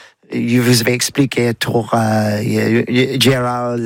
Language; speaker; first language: French; non-native, learner; English